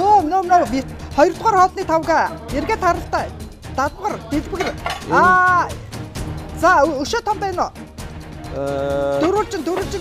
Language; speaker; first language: Mongolian; native; Mongolian